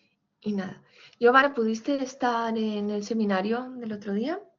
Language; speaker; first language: Spanish; native; Spanish